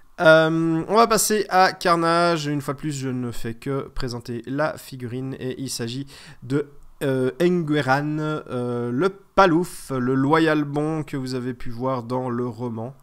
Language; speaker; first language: French; native; French